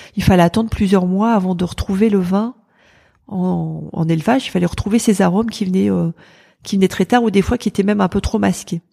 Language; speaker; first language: French; native; French